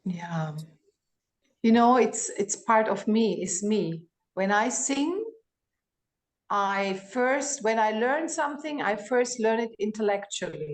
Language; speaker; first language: English; non-native, fluent; Greek